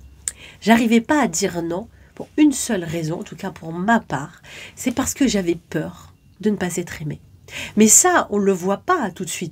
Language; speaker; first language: French; native; French